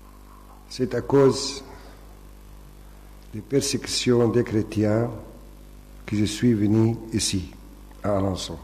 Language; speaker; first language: French; non-native, fluent; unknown